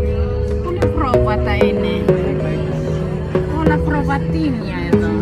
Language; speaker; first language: Greek; non-native, learner; Filipino